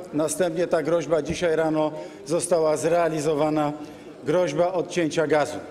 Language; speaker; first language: Polish; native; Polish